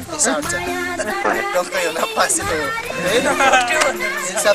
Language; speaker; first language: French; non-native, learner; Nepali